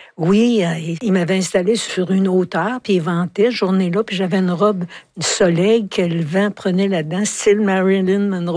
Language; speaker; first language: French; native; French